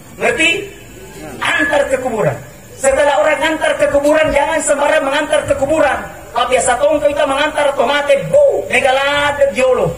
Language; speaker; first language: Indonesian; non-native, local second language; Buginese